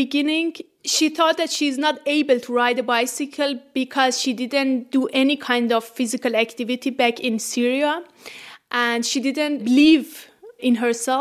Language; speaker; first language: English; non-native, fluent; Persian